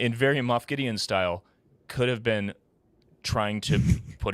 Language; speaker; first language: English; native; English